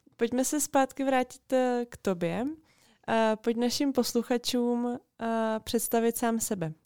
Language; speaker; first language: Czech; native; Czech